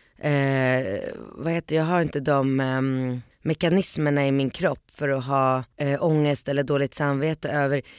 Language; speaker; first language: Swedish; early bilingual, other home language; Polish